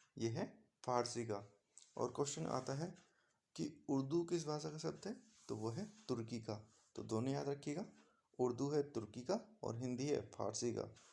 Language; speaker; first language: Hindi; native; Hindi